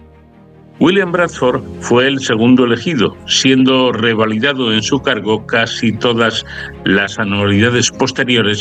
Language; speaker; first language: Spanish; native; Spanish